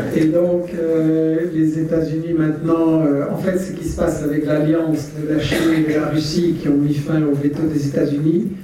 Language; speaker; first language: French; native; French